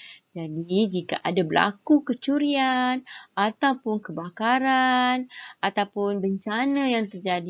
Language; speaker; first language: Malay; native; Malay